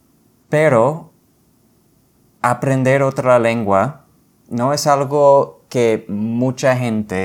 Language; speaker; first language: Spanish; non-native, fluent; English